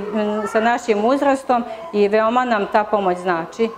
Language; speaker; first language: Serbian; native; Serbian